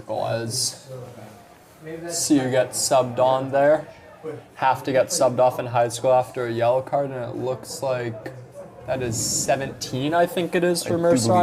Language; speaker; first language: English; native; English